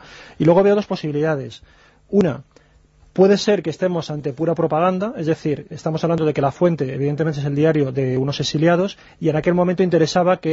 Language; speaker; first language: Spanish; native; Spanish